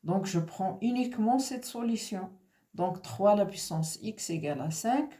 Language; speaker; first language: French; non-native, local second language; Arabic